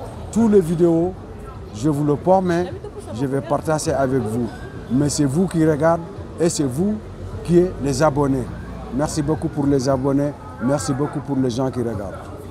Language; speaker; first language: French; non-native, learner; Soninke